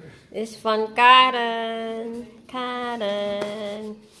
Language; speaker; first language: Dutch; non-native, learner; Filipino